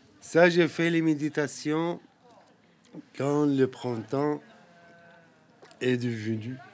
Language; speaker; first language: French; non-native, learner; Arabic